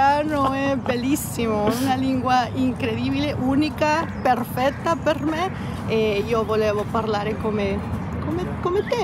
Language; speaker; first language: Italian; non-native, learner; Spanish